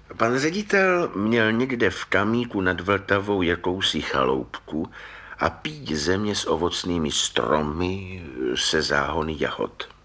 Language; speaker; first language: Czech; native; Czech